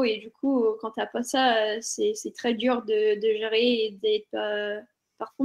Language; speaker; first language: French; non-native, fluent; English